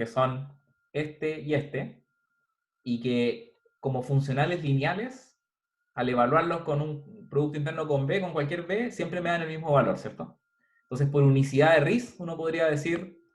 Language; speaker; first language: Spanish; native; Spanish